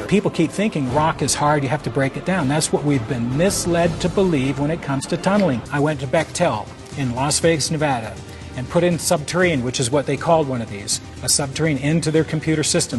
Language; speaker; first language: English; native; English